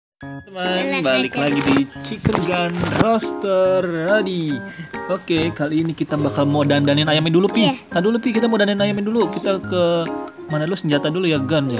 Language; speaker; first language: Indonesian; native; Indonesian